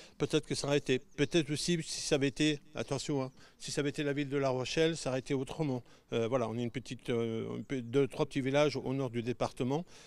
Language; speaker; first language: French; native; French